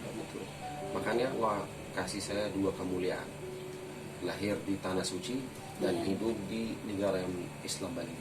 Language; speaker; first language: Indonesian; non-native, fluent; Arabic